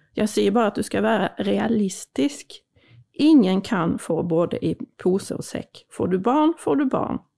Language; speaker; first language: Norwegian; native; Norwegian